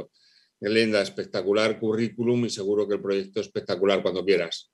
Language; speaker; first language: Spanish; native; Spanish